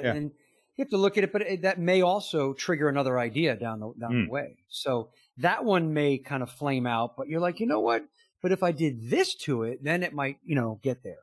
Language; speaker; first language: English; native; English